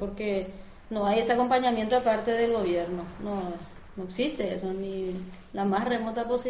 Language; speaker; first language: Spanish; native; Spanish